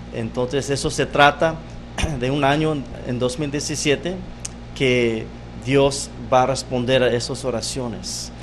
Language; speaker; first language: Spanish; non-native, fluent; English